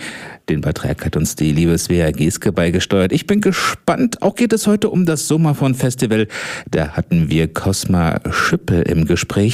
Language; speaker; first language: German; native; German